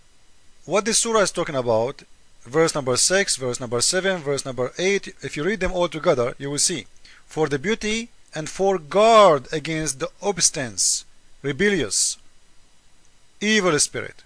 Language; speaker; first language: English; non-native, fluent; Arabic